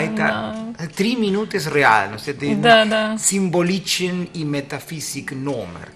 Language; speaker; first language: Russian; non-native, learner; Spanish